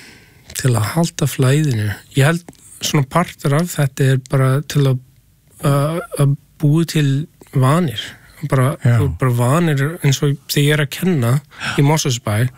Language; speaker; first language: Icelandic; non-native, learner; English